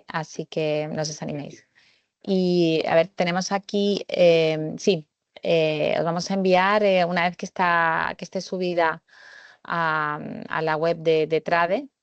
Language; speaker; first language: Spanish; native; Spanish